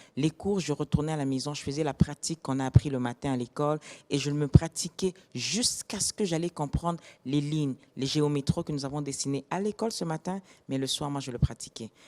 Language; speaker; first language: French; non-native, local second language; Lingala